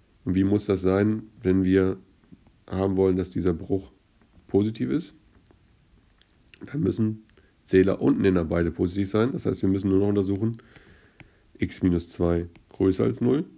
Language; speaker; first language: German; native; German